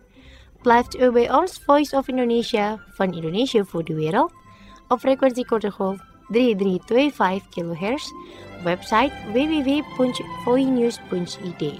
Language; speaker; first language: Dutch; non-native, learner; Indonesian